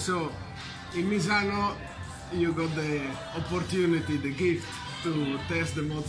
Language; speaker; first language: English; non-native, fluent; Italian